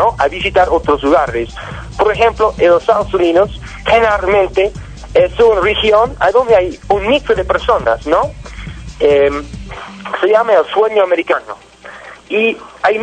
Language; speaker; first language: Spanish; non-native, learner; English